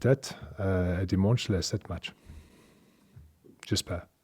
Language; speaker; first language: French; non-native, learner; English